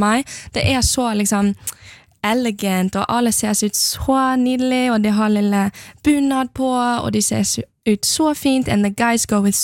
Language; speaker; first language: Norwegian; non-native, learner; English